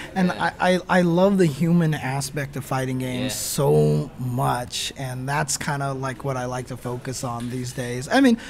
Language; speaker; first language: English; native; English